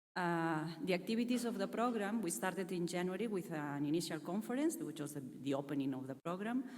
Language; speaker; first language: English; non-native, fluent; Catalan